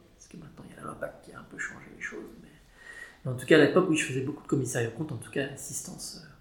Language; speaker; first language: French; native; French